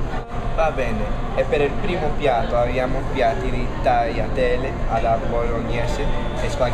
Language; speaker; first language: Italian; non-native, learner; English